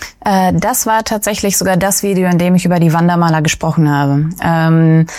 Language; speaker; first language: German; early bilingual, other home language; Russian